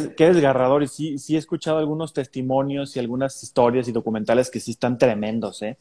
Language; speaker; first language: Spanish; native; Spanish